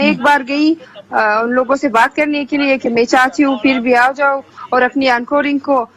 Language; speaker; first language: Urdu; non-native, fluent; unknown